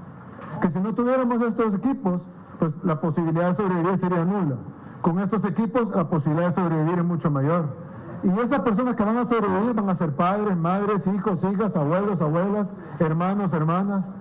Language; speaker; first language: Spanish; native; Spanish